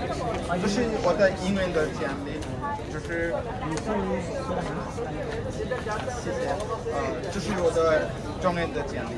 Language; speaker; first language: Chinese; non-native, fluent; Bangla